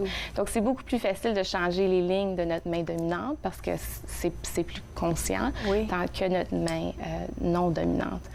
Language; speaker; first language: French; native; French